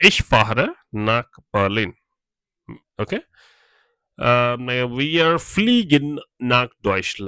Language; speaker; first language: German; non-native, fluent; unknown